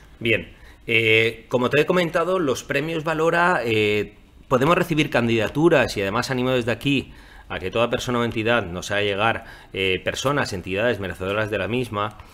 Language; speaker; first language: Spanish; non-native, local second language; Catalan